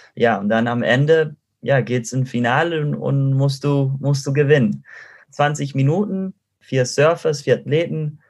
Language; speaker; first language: German; non-native, fluent; Spanish